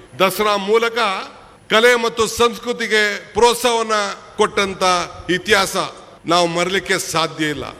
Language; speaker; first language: Kannada; native; Kannada